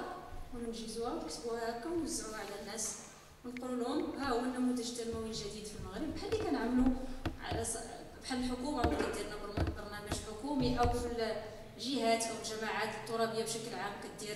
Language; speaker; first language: Arabic; native; Arabic